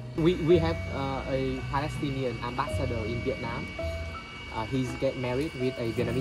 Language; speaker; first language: English; non-native, fluent; Vietnamese